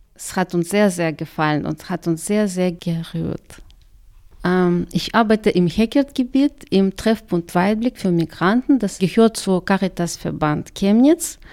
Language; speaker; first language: German; non-native, fluent; Russian